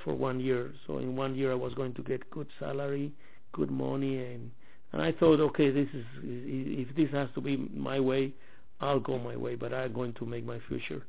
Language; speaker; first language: English; non-native, fluent; Spanish